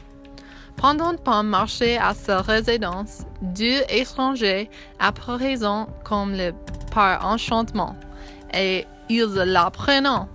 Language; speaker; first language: French; non-native, learner; English